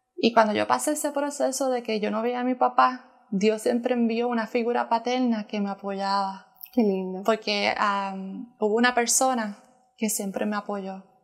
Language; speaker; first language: Spanish; native; Spanish